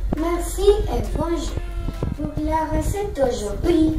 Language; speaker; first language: French; non-native, learner; Spanish